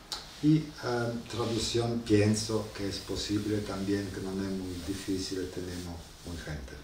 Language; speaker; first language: Spanish; non-native, learner; Italian